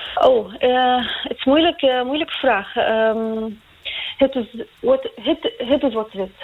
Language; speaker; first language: Dutch; non-native, learner; Arabic